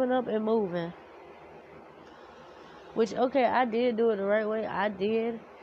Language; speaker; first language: English; native; English